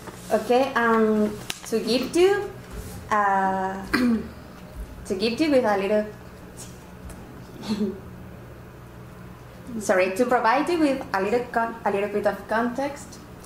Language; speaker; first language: English; non-native, fluent; Spanish